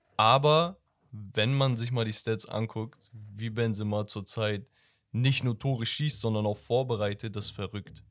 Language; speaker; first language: German; early bilingual, other home language; Turkish